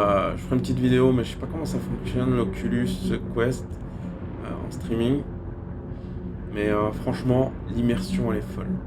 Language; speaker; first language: French; native; French